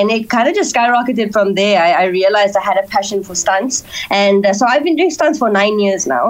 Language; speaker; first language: English; native; English